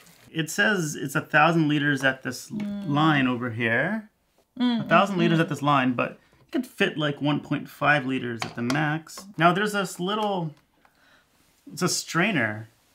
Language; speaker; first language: English; native; English